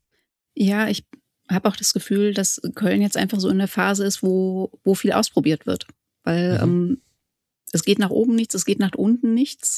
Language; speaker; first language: German; native; German